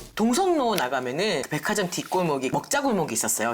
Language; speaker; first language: Korean; native; Korean